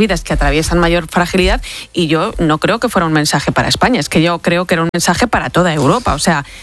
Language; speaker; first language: Spanish; native; Spanish